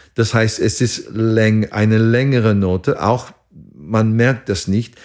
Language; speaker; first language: German; non-native, fluent; English